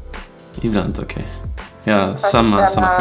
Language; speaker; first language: Swedish; non-native, learner; Dutch